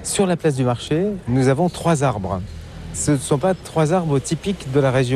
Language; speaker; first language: French; native; French